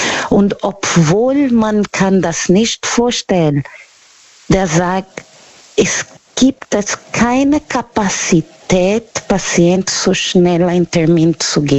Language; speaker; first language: German; non-native, learner; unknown